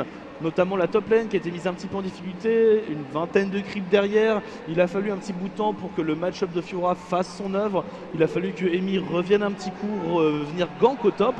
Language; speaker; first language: French; native; French